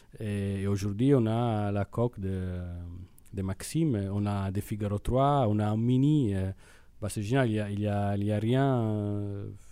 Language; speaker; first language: French; non-native, fluent; Italian